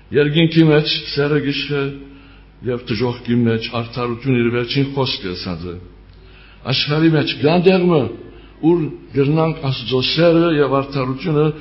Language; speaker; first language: Armenian; early bilingual, heritage; Armenian